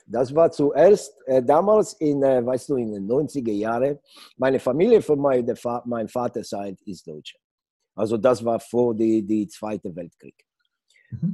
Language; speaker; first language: German; non-native, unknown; Polish